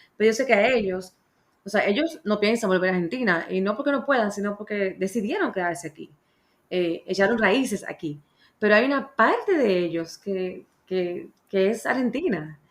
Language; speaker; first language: Spanish; native; Spanish